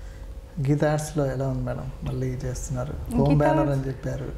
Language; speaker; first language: Telugu; native; Telugu